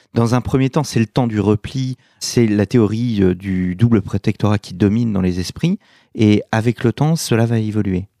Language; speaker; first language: French; native; French